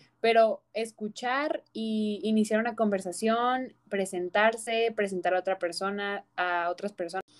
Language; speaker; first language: Spanish; native; Spanish